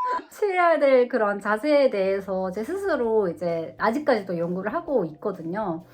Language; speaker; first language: Korean; non-native, fluent; Russian